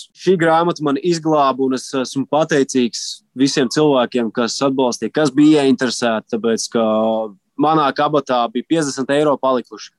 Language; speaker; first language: Latvian; native; Latvian